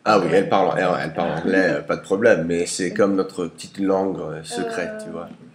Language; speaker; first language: French; early bilingual, heritage; English